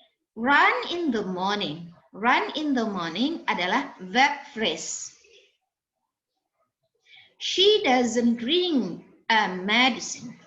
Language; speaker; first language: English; non-native, fluent; Indonesian